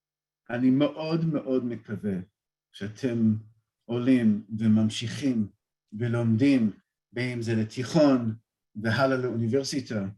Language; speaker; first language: Hebrew; non-native, fluent; English